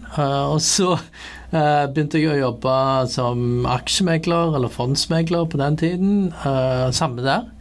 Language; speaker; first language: Norwegian; early bilingual, other home language; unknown